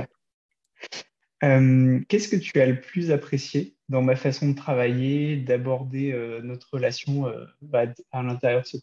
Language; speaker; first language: French; native; French